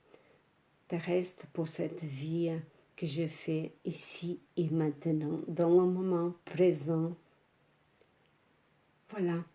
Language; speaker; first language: French; non-native, fluent; Portuguese